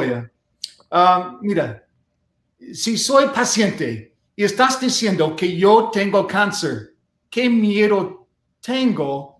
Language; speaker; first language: Spanish; non-native, fluent; English